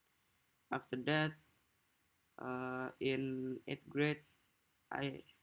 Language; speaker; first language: English; non-native, learner; Indonesian